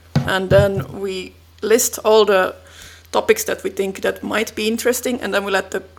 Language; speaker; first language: English; non-native, fluent; Finnish